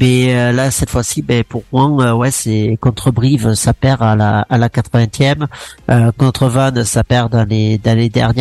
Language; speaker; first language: French; native; French